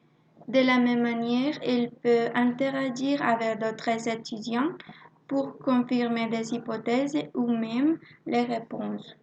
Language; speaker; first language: French; non-native, learner; Spanish